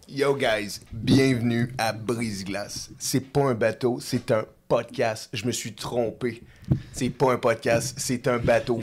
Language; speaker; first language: French; native; French